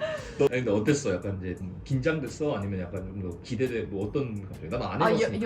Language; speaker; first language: Korean; native; Korean